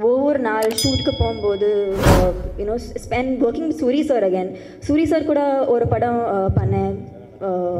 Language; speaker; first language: Tamil; non-native, fluent; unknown